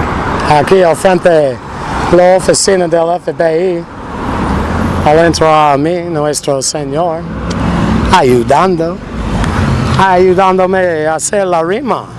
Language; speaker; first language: Spanish; non-native, learner; English